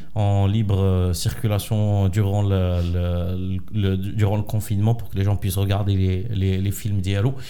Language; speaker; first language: French; non-native, local second language; Arabic